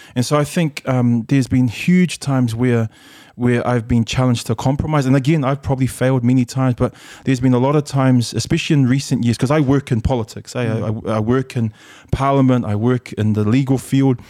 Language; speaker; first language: English; early bilingual, other home language; Samoan